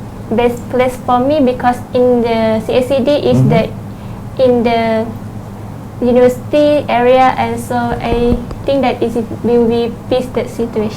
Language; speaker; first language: English; non-native, learner; Thai